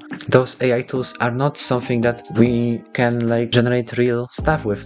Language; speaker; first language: English; non-native, fluent; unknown